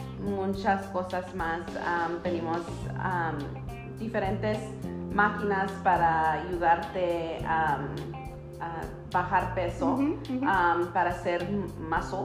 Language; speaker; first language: Spanish; early bilingual, heritage; Spanish